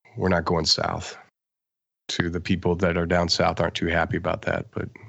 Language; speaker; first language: English; native; English